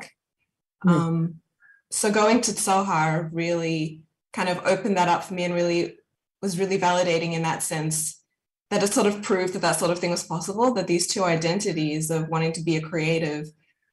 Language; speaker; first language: English; native; English